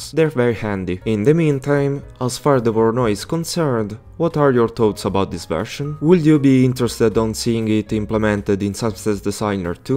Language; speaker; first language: English; non-native, fluent; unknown